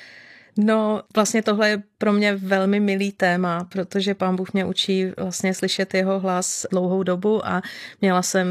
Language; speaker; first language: Czech; native; Czech